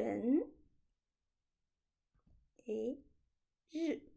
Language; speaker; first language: French; non-native, fluent; Chinese